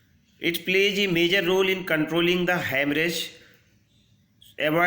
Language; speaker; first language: English; non-native, local second language; Hindi